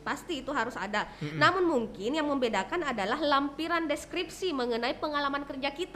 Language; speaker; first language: Indonesian; native; Indonesian